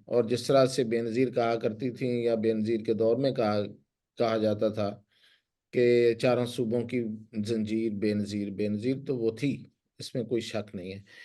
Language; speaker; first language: Urdu; non-native, local second language; Punjabi